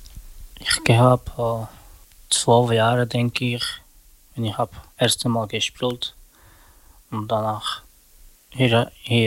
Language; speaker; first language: German; non-native, learner; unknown